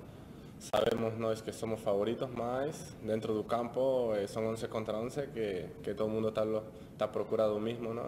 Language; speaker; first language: Portuguese; non-native, fluent; Spanish